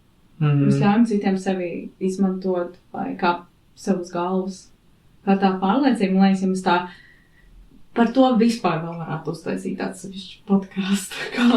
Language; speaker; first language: Latvian; native; Latvian